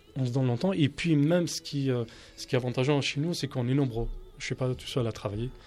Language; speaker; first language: French; native; French